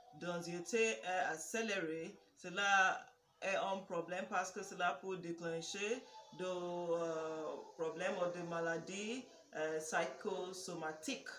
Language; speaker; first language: French; non-native, learner; English